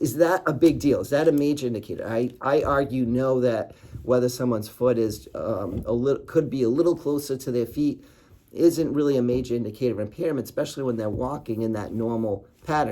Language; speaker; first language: English; native; English